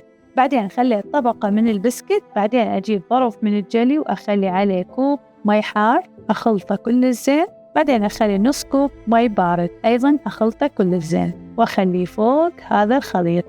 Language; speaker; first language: Arabic; native; Arabic